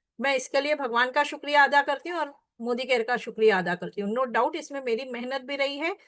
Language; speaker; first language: Hindi; non-native, local second language; Marathi